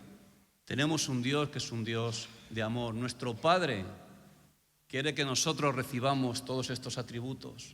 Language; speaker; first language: Spanish; native; Spanish